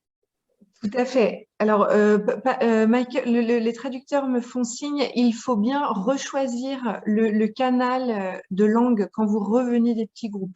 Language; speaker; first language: French; native; French